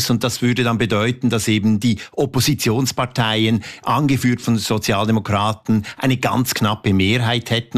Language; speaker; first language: German; native; German